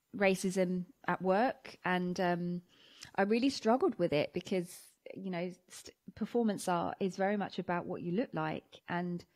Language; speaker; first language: English; native; English